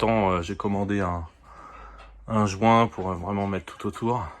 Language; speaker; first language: French; native; French